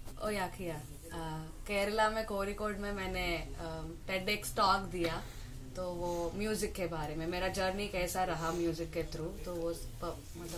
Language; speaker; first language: Hindi; non-native, local second language; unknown